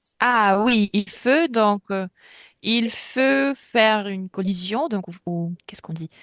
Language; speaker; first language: French; non-native, fluent; Russian